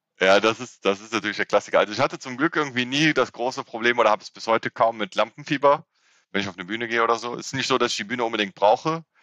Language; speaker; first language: German; native; German